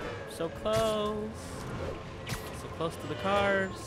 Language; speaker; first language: English; non-native, fluent; Vietnamese